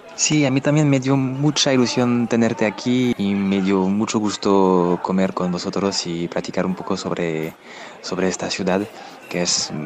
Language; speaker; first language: Spanish; non-native, fluent; French